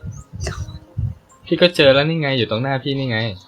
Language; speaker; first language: Thai; native; Thai